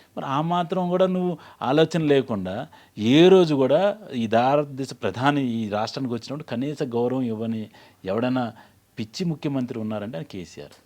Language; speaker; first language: Telugu; native; Telugu